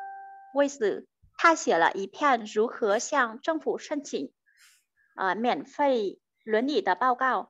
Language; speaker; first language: Chinese; non-native, learner; Vietnamese